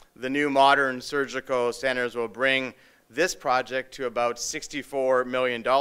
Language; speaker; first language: English; native; English